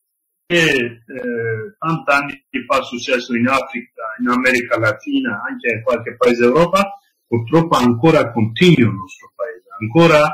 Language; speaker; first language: Italian; non-native, learner; Kurdish